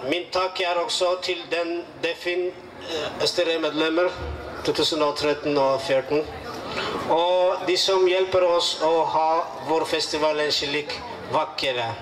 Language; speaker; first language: Norwegian; non-native, learner; Amharic